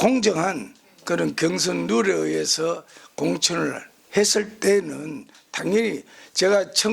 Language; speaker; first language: Korean; native; Korean